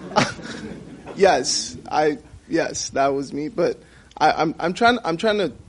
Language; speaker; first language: English; non-native, fluent; Persian